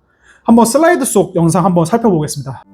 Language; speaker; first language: Korean; native; Korean